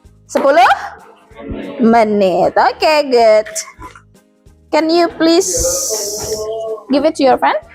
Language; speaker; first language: English; non-native, fluent; Indonesian